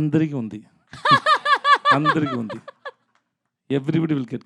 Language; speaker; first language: Telugu; non-native, learner; Tamil